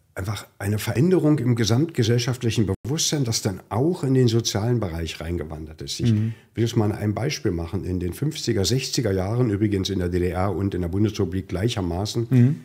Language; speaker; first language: German; native; German